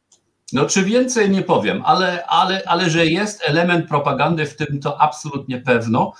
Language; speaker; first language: Polish; non-native, fluent; German